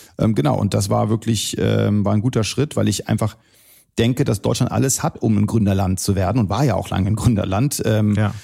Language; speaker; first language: German; early bilingual, other home language; Arabic